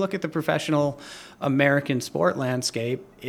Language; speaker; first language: English; native; English